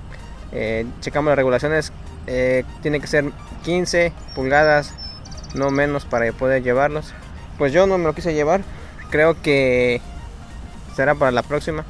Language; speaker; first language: Spanish; native; Spanish